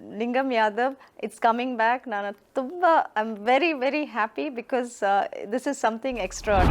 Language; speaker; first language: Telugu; non-native, learner; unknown